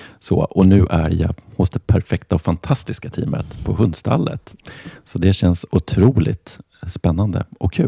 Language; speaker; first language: Swedish; native; Swedish